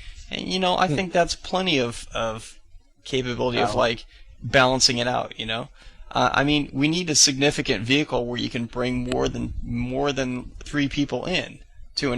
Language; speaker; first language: English; native; English